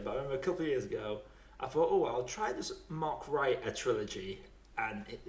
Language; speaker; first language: English; native; English